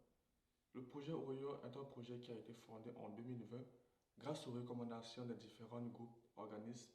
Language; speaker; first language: French; non-native, local second language; Sango